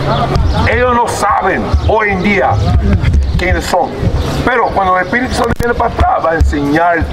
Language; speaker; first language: Spanish; early bilingual, heritage; Spanish